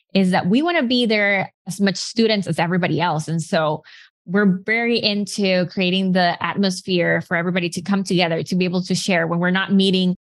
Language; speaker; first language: English; non-native, fluent; Spanish